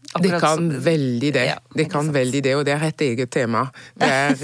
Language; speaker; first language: Norwegian; non-native, fluent; French